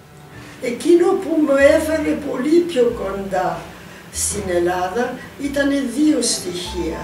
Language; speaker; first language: Greek; early bilingual, heritage; Greek